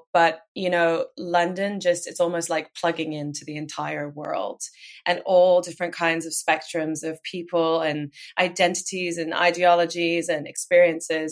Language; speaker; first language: English; native; English